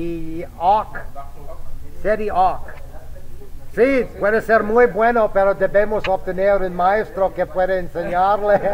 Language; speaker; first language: Spanish; non-native, fluent; English